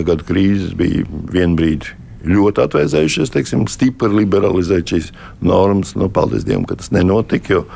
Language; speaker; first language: Latvian; native; Latvian